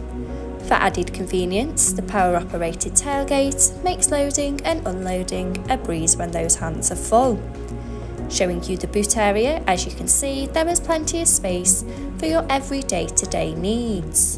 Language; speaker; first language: English; native; English